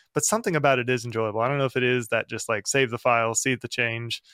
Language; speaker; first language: English; native; English